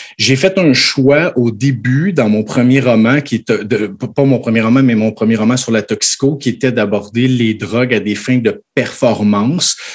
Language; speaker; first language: French; native; French